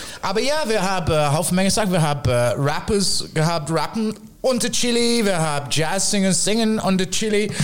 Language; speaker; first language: German; non-native, fluent; English